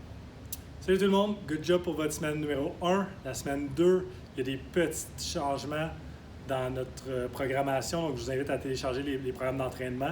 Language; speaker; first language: French; native; French